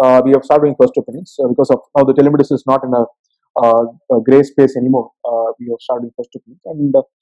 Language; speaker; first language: English; non-native, local second language; Tamil